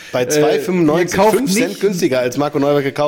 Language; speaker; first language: German; native; German